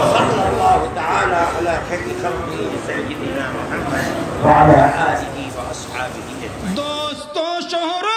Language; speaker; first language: Urdu; native; Urdu